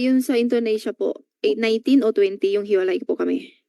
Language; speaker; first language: Filipino; non-native, learner; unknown